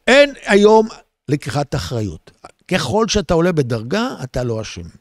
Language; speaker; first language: Hebrew; native; Hebrew